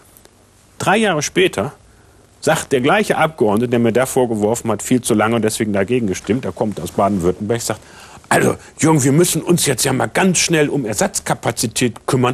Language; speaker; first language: German; native; German